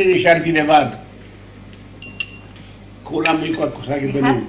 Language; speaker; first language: Hebrew; non-native, learner; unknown